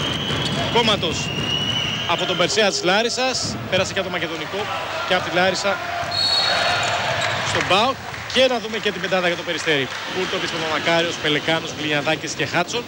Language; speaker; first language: Greek; native; Greek